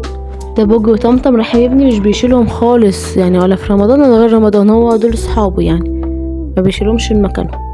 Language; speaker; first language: Arabic; native; Arabic